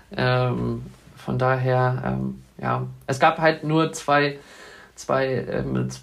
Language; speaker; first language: German; native; German